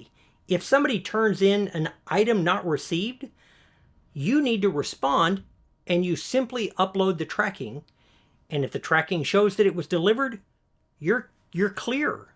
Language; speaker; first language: English; native; English